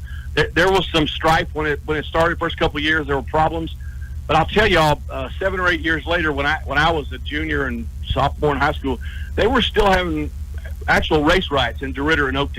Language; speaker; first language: English; native; English